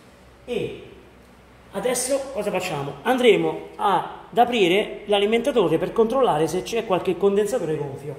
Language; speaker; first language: Italian; native; Italian